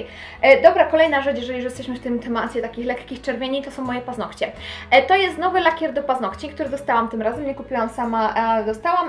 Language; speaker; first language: Polish; native; Polish